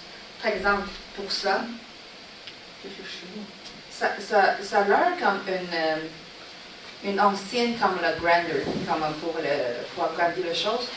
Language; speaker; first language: French; non-native, learner; Chinese